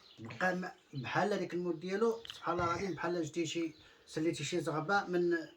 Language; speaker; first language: Arabic; native; Arabic